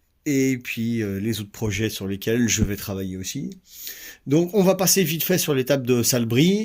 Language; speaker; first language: French; native; French